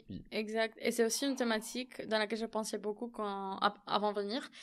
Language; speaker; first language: French; non-native, fluent; Catalan